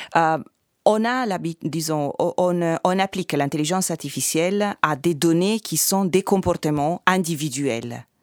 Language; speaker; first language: French; non-native, fluent; Italian